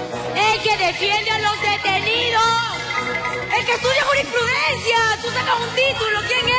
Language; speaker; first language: Spanish; native; Spanish